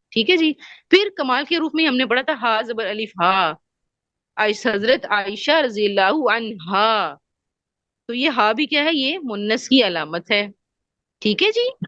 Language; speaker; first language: Urdu; native; Urdu